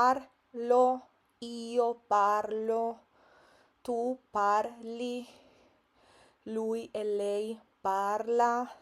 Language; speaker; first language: Italian; non-native, fluent; Spanish